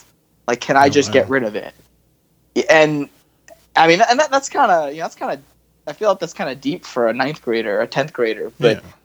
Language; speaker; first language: English; native; English